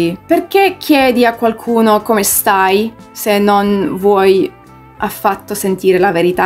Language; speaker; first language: Italian; early bilingual, heritage; English